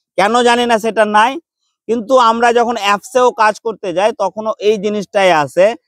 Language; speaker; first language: Bangla; native; Bangla